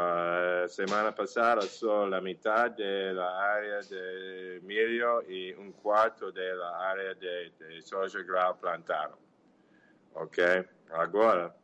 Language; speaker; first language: Portuguese; non-native, learner; English